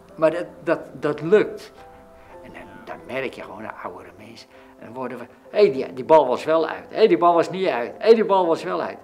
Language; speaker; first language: Dutch; native; Dutch